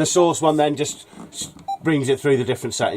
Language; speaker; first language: English; native; English